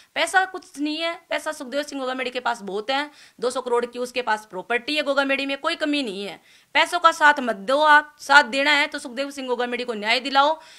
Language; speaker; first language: Hindi; native; Hindi